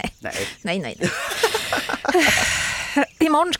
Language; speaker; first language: Swedish; native; Swedish